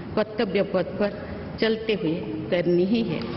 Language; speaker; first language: Hindi; non-native, local second language; Santali